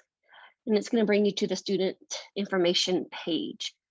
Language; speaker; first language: English; native; English